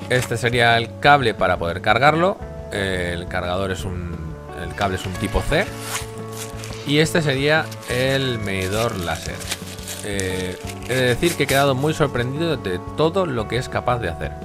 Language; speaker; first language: Spanish; native; Spanish